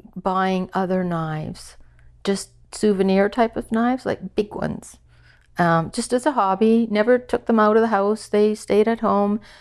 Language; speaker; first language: English; native; English